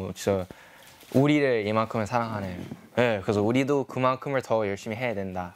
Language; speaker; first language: Korean; non-native, learner; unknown